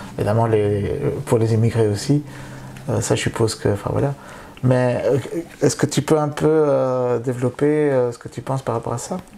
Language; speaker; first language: French; early bilingual, other home language; Spanish